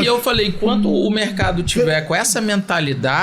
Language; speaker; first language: Portuguese; native; Portuguese